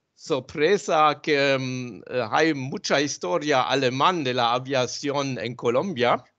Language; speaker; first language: Spanish; non-native, fluent; German